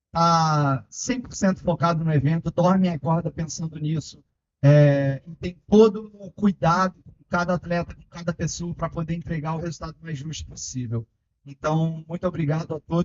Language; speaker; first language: Portuguese; native; Portuguese